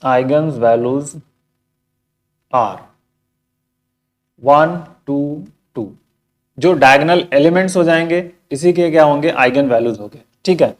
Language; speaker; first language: Hindi; native; Hindi